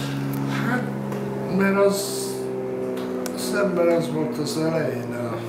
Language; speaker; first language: Hungarian; early bilingual, heritage; Hungarian